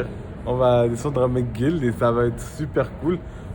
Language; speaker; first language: French; native; French